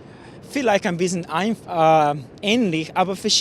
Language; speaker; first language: German; non-native, learner; English